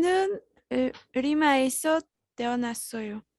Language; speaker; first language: Korean; non-native, learner; Spanish